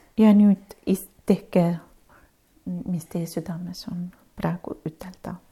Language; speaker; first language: Estonian; native; Estonian